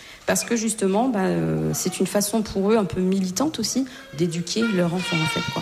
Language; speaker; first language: French; native; French